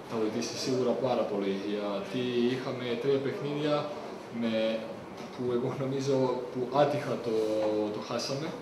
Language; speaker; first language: Greek; non-native, fluent; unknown